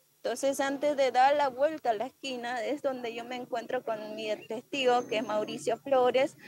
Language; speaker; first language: Spanish; native; Spanish